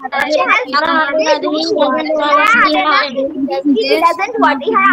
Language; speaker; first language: English; non-native, learner; Bangla